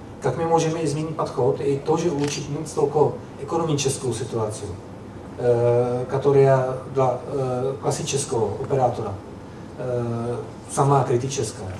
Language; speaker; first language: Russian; non-native, learner; Czech